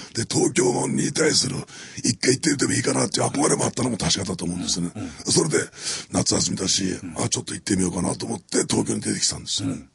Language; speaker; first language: Japanese; native; Japanese